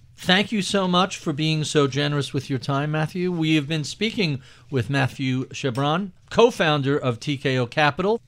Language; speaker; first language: English; native; English